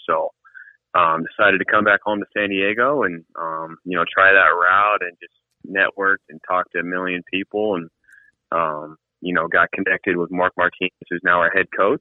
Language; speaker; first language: English; native; English